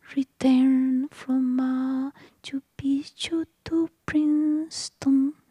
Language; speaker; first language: English; non-native, fluent; Spanish